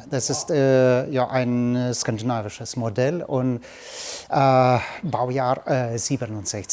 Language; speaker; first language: German; non-native, learner; Lithuanian